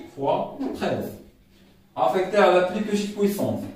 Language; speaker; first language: French; non-native, local second language; Arabic